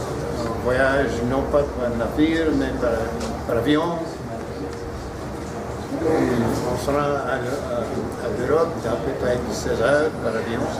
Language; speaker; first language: French; early bilingual, heritage; French